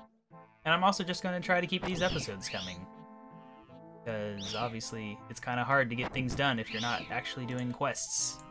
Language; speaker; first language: English; native; English